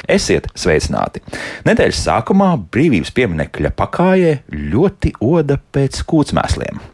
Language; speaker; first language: Latvian; native; Latvian